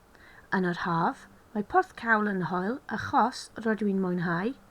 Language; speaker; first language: Welsh; non-native, local second language; English